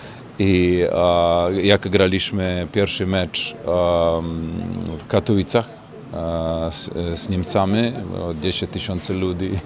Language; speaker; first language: Polish; non-native, learner; Serbian